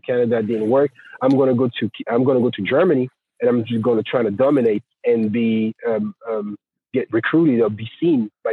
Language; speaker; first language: English; non-native, fluent; French